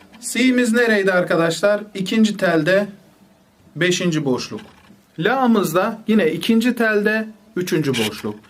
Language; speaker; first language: Turkish; native; Turkish